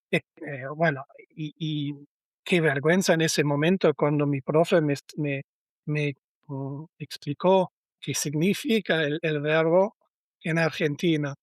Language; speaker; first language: Spanish; non-native, learner; German